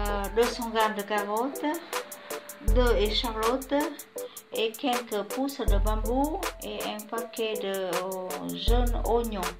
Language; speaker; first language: French; non-native, fluent; Vietnamese